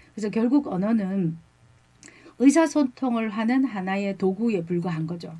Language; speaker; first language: Korean; native; Korean